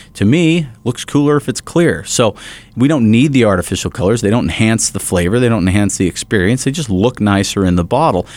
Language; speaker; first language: English; native; English